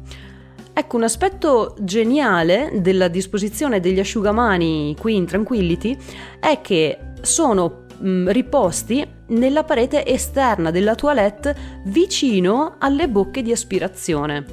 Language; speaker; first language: Italian; native; Italian